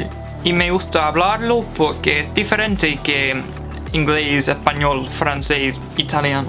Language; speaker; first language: Spanish; non-native, fluent; English